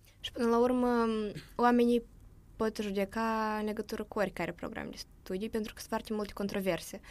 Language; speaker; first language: Romanian; native; Romanian